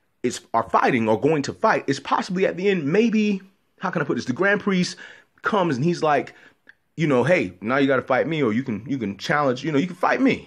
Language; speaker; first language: English; native; English